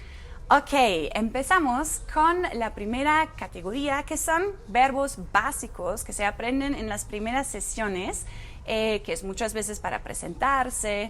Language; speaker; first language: Spanish; non-native, fluent; German